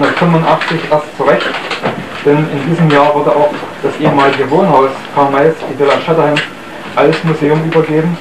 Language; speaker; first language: German; native; German